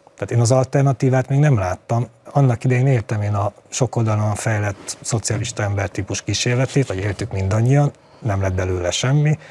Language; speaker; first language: Hungarian; native; Hungarian